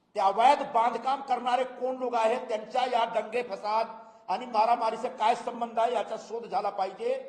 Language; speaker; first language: Marathi; non-native, local second language; Hindi